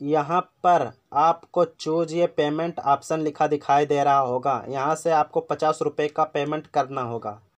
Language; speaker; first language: Hindi; native; Hindi